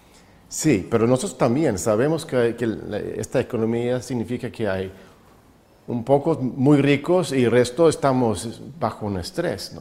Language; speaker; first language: Spanish; non-native, fluent; Swedish